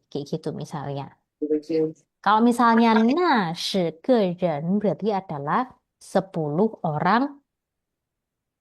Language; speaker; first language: Indonesian; native; Indonesian